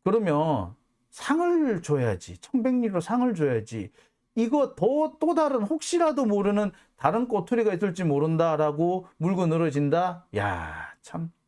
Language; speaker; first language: Korean; native; Korean